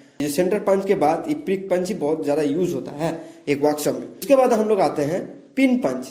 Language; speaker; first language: Hindi; non-native, local second language; Bangla